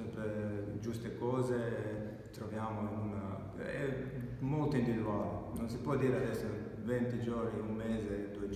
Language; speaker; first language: Italian; non-native, fluent; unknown